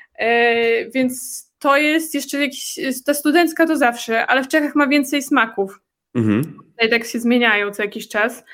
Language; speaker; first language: Polish; native; Polish